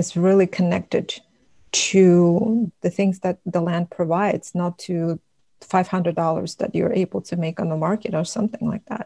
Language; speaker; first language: English; non-native, fluent; Buriat